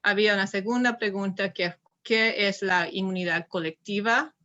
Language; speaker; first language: Spanish; non-native, learner; English